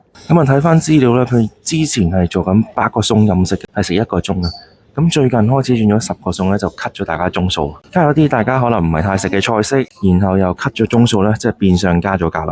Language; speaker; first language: Cantonese; native; Cantonese